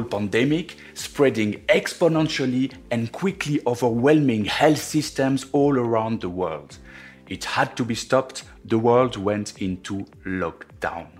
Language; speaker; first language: English; non-native, fluent; French